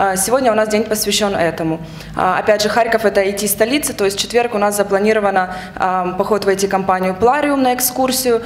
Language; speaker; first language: Russian; native; Russian